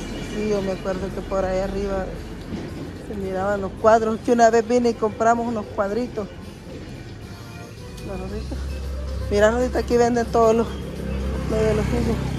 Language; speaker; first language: Spanish; native; Spanish